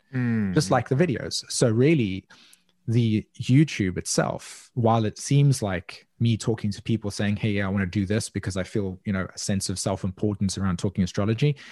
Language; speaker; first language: English; native; English